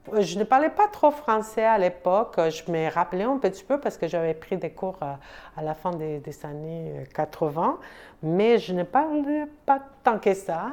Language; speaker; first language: French; non-native, fluent; Spanish